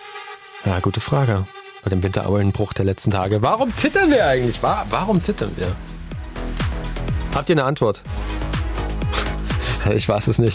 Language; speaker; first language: German; native; German